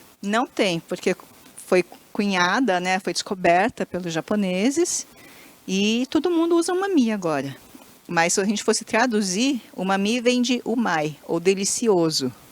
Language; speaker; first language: Portuguese; native; Portuguese